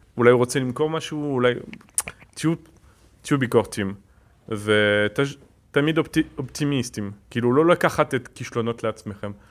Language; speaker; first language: Hebrew; non-native, fluent; French